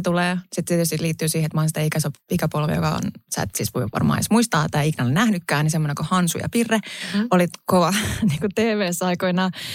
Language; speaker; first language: Finnish; native; Finnish